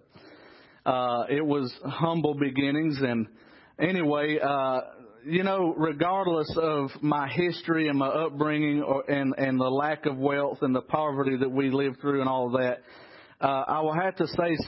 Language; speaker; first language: English; native; English